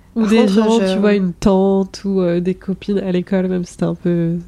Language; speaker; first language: French; native; French